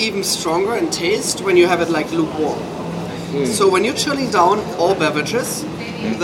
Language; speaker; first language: English; non-native, fluent; German